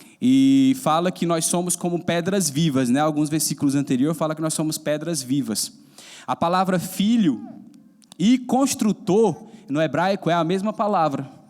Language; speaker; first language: Portuguese; native; Portuguese